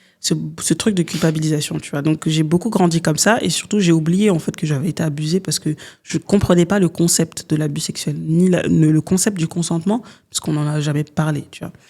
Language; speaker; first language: French; early bilingual, other home language; Lingala